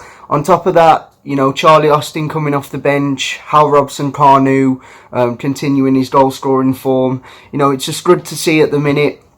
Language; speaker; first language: English; native; English